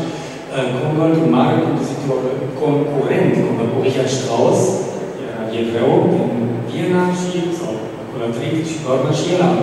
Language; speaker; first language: Romanian; non-native, fluent; German